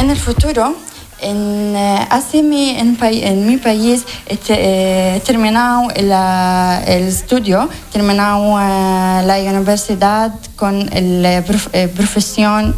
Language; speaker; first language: Spanish; non-native, learner; Arabic